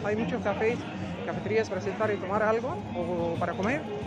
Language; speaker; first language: Spanish; non-native, fluent; Arabic